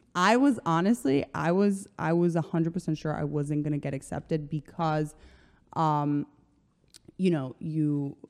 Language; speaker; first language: English; early bilingual, other home language; Slovenian